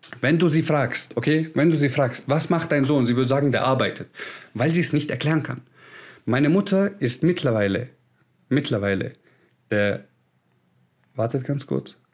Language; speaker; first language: German; early bilingual, other home language; Croatian